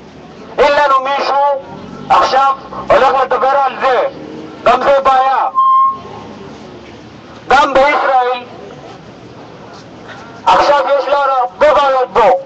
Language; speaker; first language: Hebrew; non-native, learner; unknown